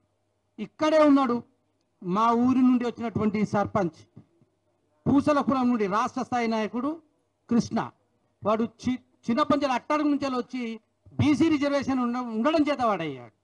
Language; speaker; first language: Telugu; native; Telugu